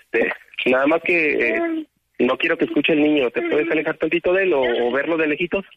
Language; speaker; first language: Spanish; native; Spanish